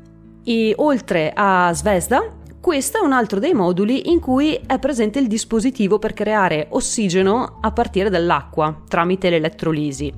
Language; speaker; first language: Italian; native; Italian